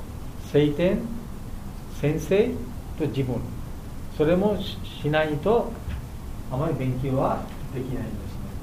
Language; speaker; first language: Japanese; non-native, learner; Bangla